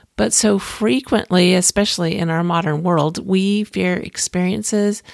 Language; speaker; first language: English; native; English